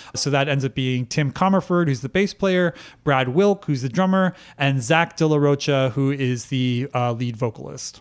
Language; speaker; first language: English; native; English